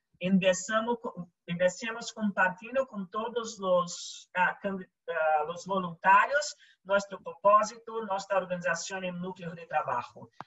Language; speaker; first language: Portuguese; non-native, learner; Spanish